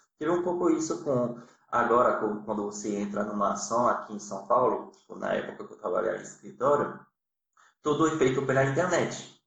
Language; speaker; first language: Portuguese; non-native, fluent; French